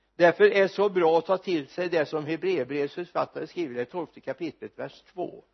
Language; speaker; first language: Swedish; native; Swedish